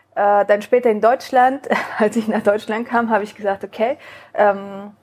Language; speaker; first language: German; early bilingual, other home language; Spanish